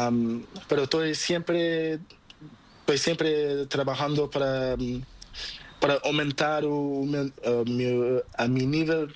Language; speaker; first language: Spanish; non-native, learner; Portuguese